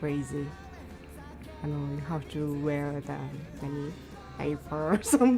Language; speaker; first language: English; non-native, learner; Japanese